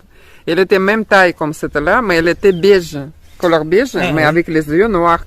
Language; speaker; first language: French; non-native, learner; Russian